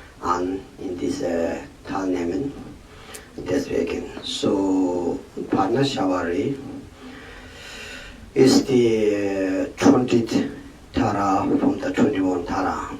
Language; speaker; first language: German; non-native, learner; Tibetan